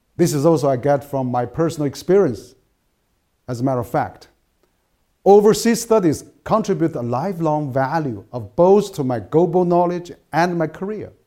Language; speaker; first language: English; non-native, fluent; Chinese